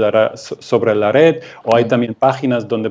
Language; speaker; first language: Spanish; non-native, fluent; German